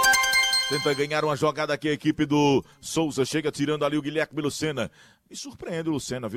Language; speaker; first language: Portuguese; native; Portuguese